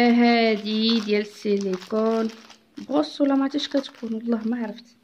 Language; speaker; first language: Arabic; native; Arabic